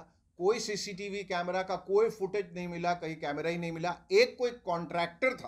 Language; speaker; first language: Hindi; native; Hindi